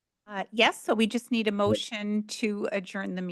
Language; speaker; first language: English; native; English